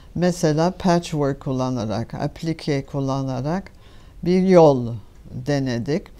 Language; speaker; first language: Turkish; non-native, fluent; French